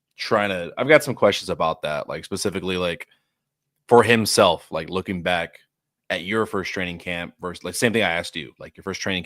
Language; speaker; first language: English; native; English